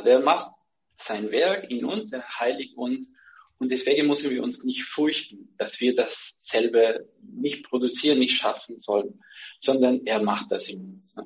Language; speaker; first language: German; non-native, fluent; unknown